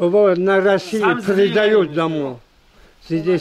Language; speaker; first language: Russian; non-native, local second language; Uzbek